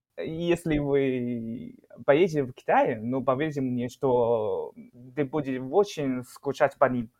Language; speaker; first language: Russian; non-native, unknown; Chinese